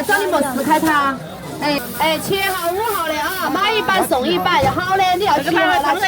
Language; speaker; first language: Chinese; native; Chinese